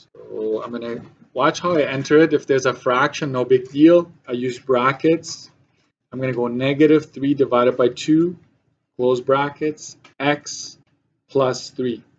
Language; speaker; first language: English; native; English